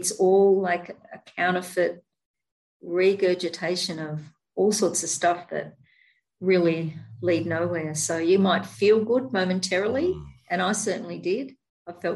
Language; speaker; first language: English; native; English